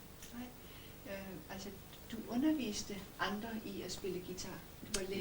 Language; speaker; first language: Danish; native; Danish